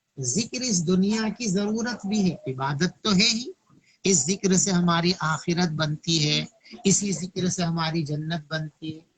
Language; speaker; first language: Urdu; native; Urdu